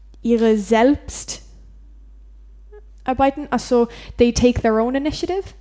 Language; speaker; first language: German; non-native, learner; English